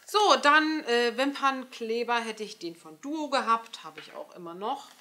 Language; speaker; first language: German; early bilingual, other home language; Turkish